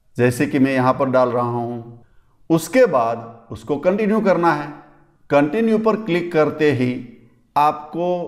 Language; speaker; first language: Hindi; non-native, local second language; Gujarati